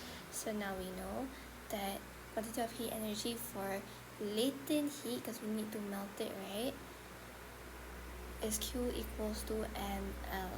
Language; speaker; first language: English; non-native, local second language; Malay